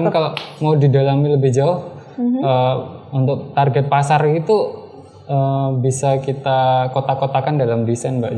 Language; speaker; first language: Indonesian; native; Indonesian